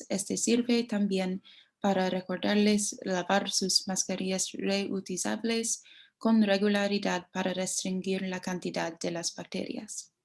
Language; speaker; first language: Spanish; non-native, learner; English